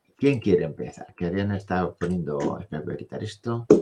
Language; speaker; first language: Spanish; native; Spanish